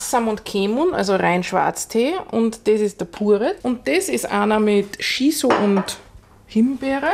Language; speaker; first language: German; native; German